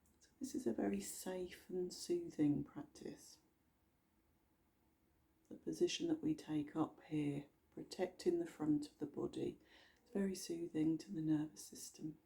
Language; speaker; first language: English; native; English